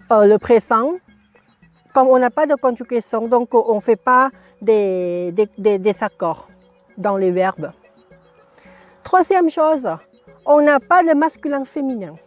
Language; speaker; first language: French; non-native, fluent; Thai